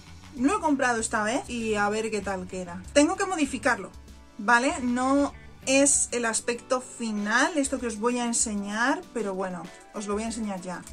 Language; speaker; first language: Spanish; native; Spanish